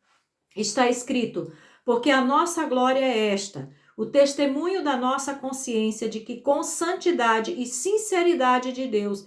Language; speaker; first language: Portuguese; native; Portuguese